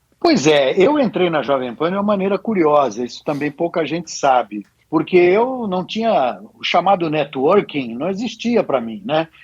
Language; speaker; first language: Portuguese; native; Portuguese